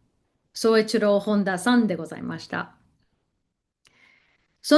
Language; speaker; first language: Japanese; non-native, fluent; English